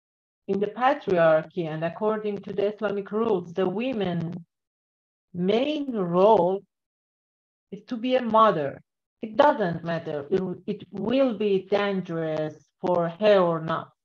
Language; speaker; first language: English; non-native, learner; Persian